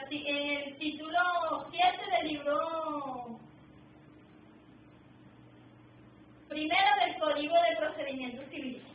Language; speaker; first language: Spanish; native; Spanish